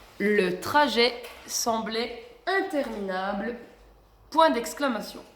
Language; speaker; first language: French; native; French